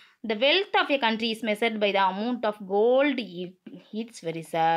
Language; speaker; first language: English; non-native, local second language; Tamil